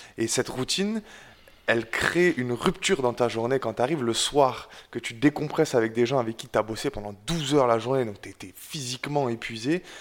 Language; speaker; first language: French; native; French